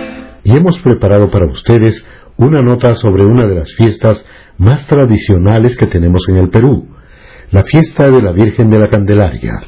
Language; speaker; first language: Spanish; native; Spanish